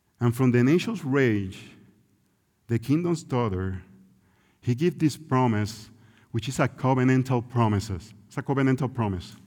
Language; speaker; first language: English; non-native, local second language; Spanish